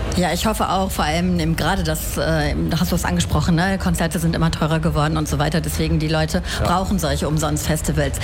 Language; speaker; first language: German; native; German